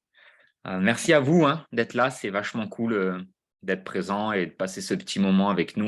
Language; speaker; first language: French; native; French